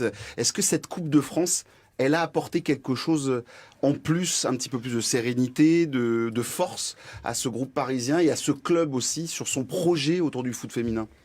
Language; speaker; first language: French; native; French